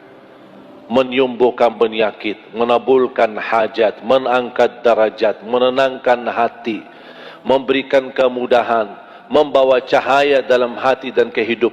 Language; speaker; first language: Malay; non-native, fluent; Arabic